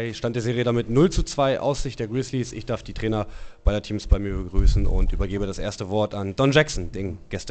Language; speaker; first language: German; native; German